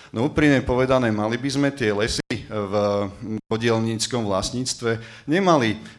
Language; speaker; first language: Slovak; native; Slovak